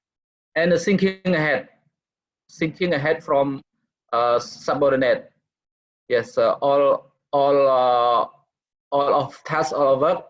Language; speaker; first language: English; non-native, learner; Khmer